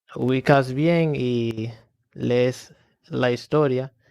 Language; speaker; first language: Spanish; early bilingual, other home language; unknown